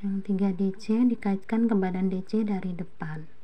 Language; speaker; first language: Indonesian; native; Indonesian